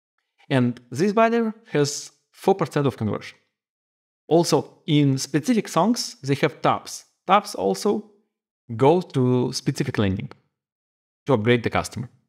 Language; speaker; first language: English; non-native, fluent; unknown